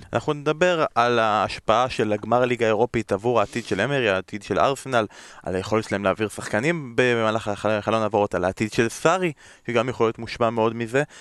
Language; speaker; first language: Hebrew; native; Hebrew